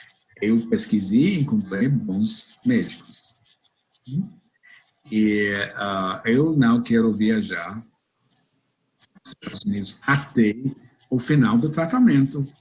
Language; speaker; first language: Portuguese; non-native, fluent; English